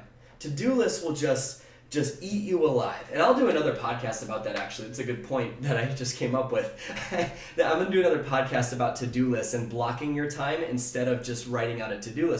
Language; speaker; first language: English; native; English